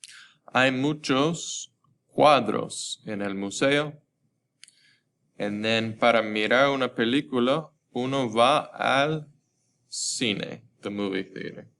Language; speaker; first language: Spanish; non-native, fluent; English